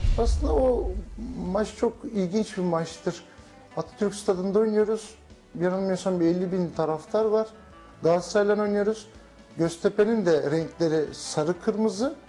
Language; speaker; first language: Turkish; early bilingual, heritage; Turkish